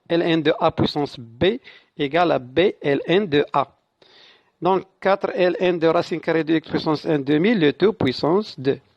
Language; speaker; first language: French; non-native, local second language; Arabic